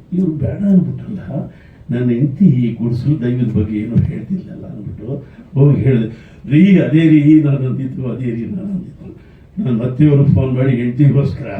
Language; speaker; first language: Kannada; native; Kannada